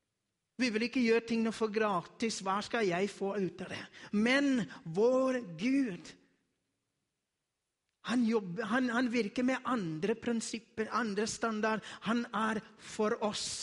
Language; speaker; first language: Norwegian; non-native, learner; Afrikaans